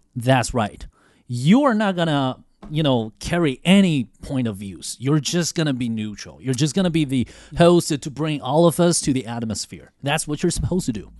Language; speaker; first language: English; non-native, fluent; Chinese